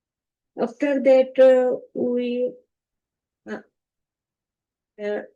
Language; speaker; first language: English; non-native, learner; Bangla